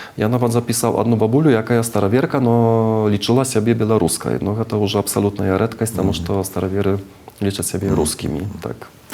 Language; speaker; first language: Belarusian; non-native, fluent; Czech